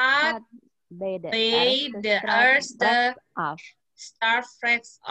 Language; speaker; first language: Dutch; non-native, learner; Indonesian